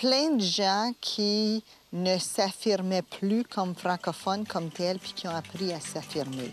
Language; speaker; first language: French; native; French